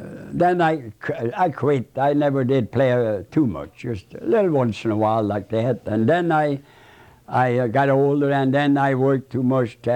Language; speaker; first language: English; non-native, fluent; Swedish